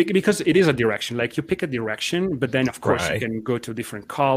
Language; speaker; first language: English; non-native, fluent; Italian